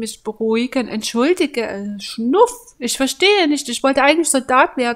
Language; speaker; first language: German; native; German